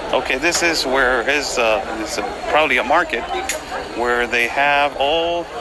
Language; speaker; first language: English; non-native, fluent; Spanish